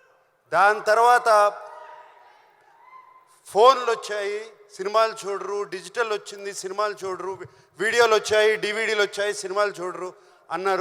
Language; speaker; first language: Telugu; native; Telugu